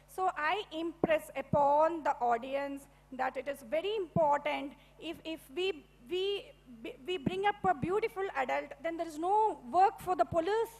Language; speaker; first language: English; non-native, local second language; Tamil